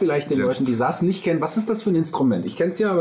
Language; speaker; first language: German; native; German